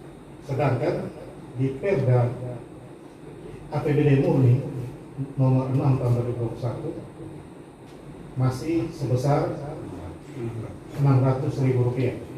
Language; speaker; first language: Indonesian; native; Indonesian